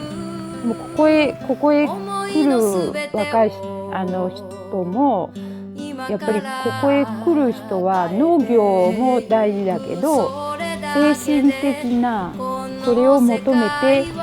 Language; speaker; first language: Japanese; native; Japanese